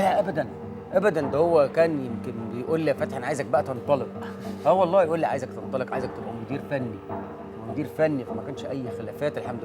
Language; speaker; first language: Arabic; native; Arabic